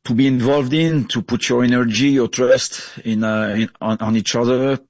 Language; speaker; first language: English; non-native, fluent; French